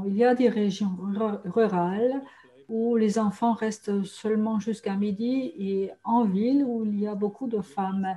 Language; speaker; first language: French; non-native, fluent; German